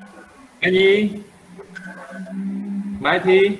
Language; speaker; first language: Vietnamese; native; Vietnamese